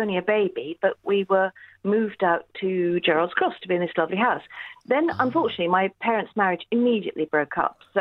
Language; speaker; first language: English; native; English